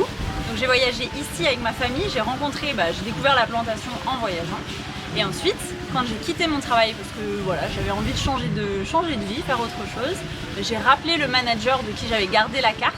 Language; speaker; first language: French; native; French